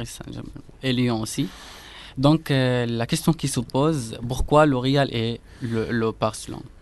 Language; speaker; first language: French; non-native, fluent; Arabic